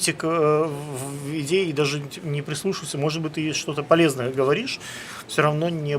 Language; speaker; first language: Russian; native; Russian